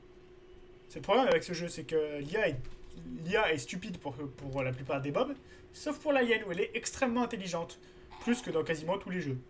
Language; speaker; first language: French; native; French